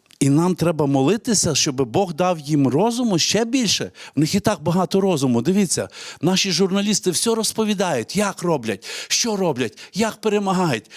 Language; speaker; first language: Ukrainian; native; Ukrainian